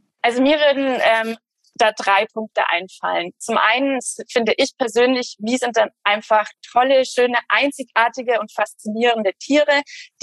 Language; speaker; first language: German; native; German